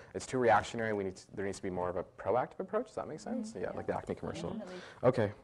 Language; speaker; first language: English; native; English